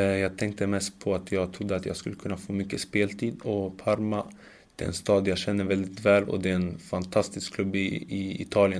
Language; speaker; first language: Swedish; early bilingual, other home language; Macedonian